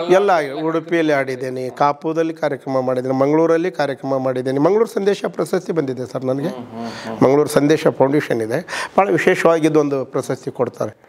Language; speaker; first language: Kannada; native; Kannada